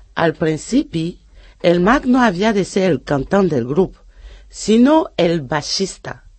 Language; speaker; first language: Catalan; non-native, learner; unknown